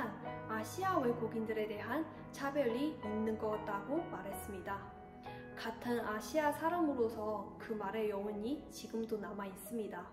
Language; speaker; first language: Korean; non-native, fluent; Chinese